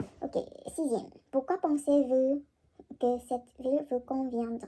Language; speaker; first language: French; non-native, learner; Korean